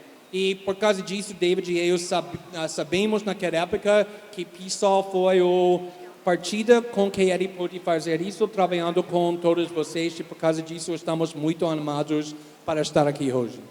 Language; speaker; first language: Portuguese; non-native, fluent; English